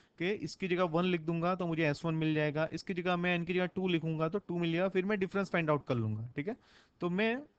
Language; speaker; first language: Hindi; non-native, local second language; Gujarati